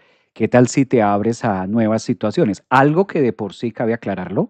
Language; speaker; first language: Spanish; native; Spanish